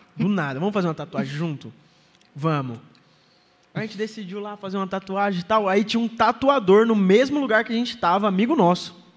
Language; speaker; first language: Portuguese; native; Portuguese